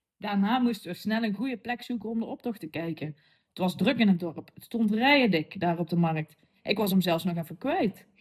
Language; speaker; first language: Dutch; native; Dutch